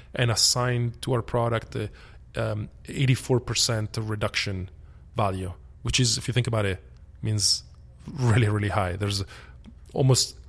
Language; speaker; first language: English; early bilingual, other home language; Italian